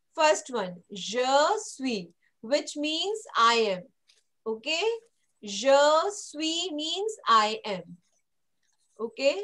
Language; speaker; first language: English; non-native, local second language; Hindi